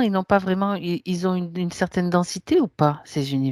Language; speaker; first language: French; native; French